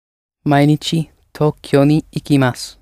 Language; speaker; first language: Japanese; non-native, learner; English